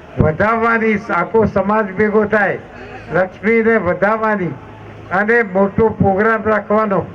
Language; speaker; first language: Gujarati; native; Gujarati